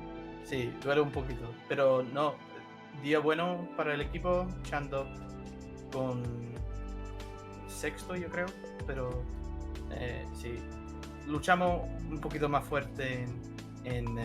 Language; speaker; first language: Spanish; non-native, learner; English